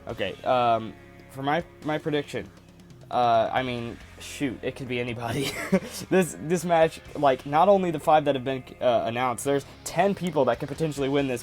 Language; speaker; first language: English; native; English